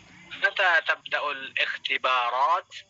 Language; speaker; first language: Arabic; non-native, learner; Indonesian